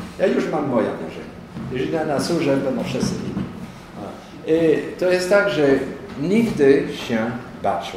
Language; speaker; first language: Polish; non-native, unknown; French